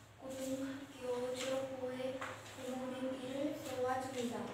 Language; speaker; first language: Korean; non-native, learner; Vietnamese